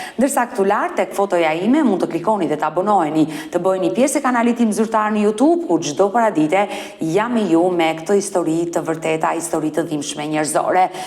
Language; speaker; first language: Albanian; native; Albanian